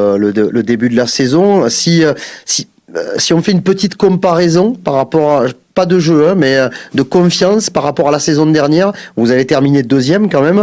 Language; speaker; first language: French; native; French